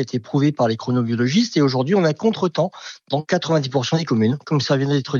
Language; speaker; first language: French; native; French